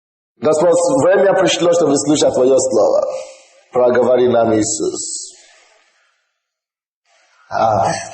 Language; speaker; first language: Russian; non-native, fluent; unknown